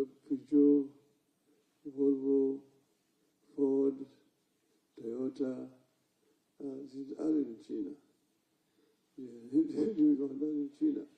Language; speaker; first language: German; non-native, fluent; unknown